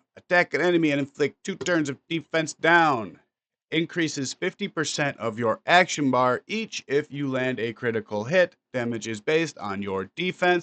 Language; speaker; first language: English; native; English